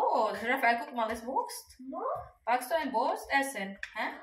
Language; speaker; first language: German; non-native, learner; Filipino